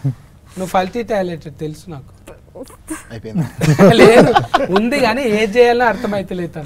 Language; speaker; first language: Telugu; native; Telugu